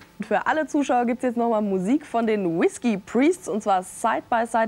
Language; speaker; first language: German; native; German